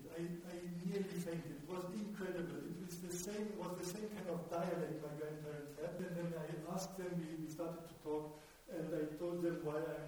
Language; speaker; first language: English; non-native, fluent; German